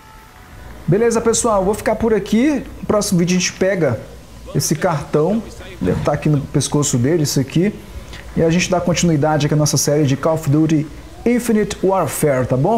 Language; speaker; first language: Portuguese; native; Portuguese